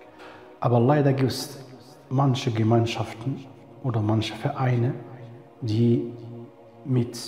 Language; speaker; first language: German; non-native, fluent; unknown